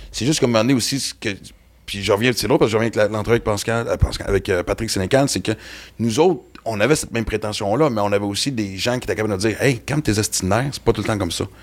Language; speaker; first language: French; native; French